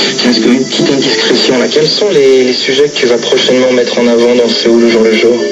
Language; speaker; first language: French; native; French